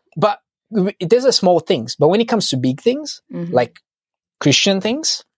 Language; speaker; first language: English; non-native, fluent; Portuguese